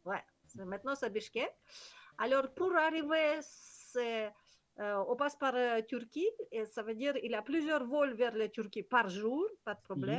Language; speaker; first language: French; non-native, learner; Kyrgyz